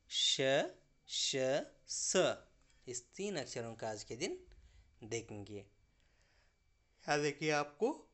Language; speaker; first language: Hindi; non-native, local second language; Kannada